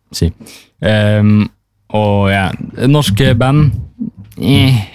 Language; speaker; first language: Norwegian; early bilingual, other home language; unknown